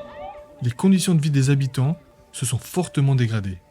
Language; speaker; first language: French; native; French